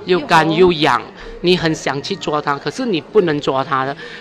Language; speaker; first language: Chinese; native; Chinese